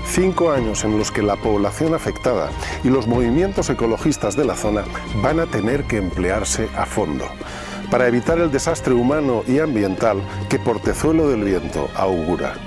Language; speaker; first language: Spanish; native; Spanish